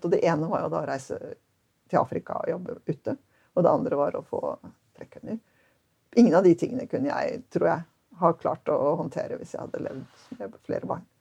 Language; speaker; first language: Norwegian; native; Norwegian